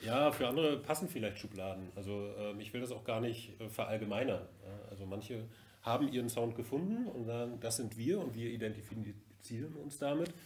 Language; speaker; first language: German; native; German